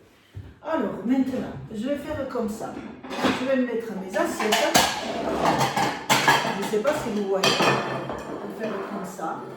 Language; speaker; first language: French; non-native, fluent; Armenian